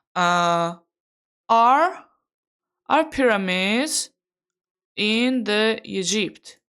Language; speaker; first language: English; non-native, fluent; Azerbaijani